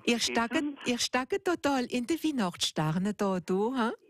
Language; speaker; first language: German; native; German